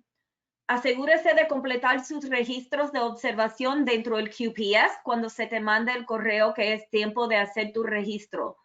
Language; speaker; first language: Spanish; early bilingual, other home language; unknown